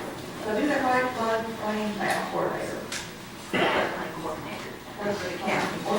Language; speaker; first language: English; native; English